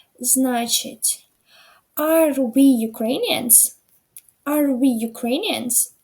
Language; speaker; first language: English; non-native, fluent; Ukrainian